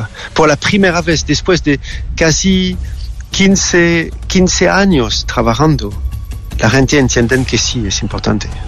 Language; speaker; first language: Spanish; non-native, learner; French